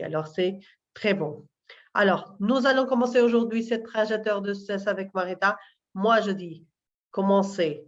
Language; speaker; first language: French; non-native, learner; Portuguese